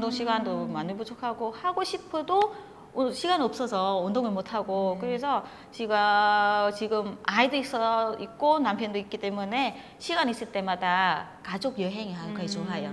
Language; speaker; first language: Korean; non-native, fluent; Vietnamese